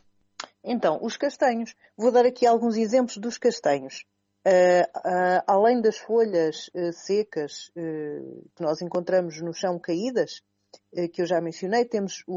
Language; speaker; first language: Portuguese; native; Portuguese